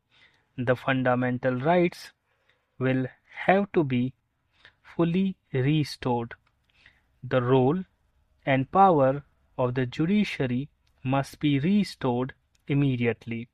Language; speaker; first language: English; non-native, local second language; Hindi